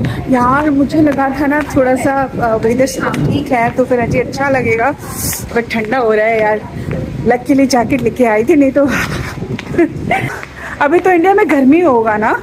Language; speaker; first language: Hindi; non-native, local second language; Odia